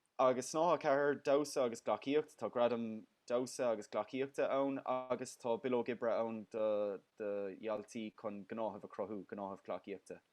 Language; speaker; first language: Irish; non-native, local second language; English